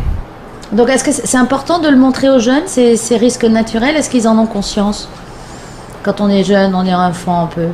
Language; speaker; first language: French; native; French